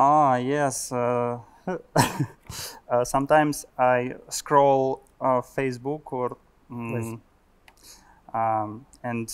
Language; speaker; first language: English; non-native, learner; Russian